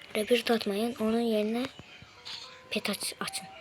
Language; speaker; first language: Turkish; non-native, learner; Azerbaijani